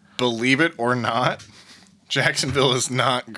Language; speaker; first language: English; native; English